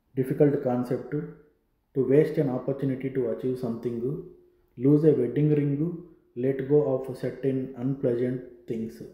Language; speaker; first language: English; non-native, local second language; Telugu